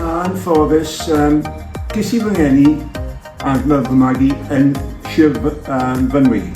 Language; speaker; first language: Welsh; non-native, local second language; English